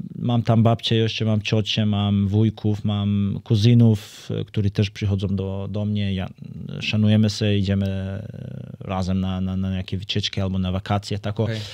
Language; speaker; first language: Polish; non-native, fluent; Serbian